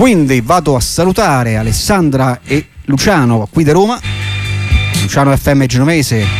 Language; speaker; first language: Italian; native; Italian